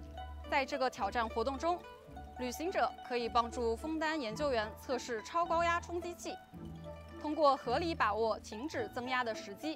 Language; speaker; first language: Chinese; native; Chinese